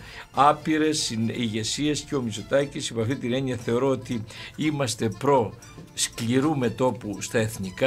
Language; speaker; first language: Greek; native; Greek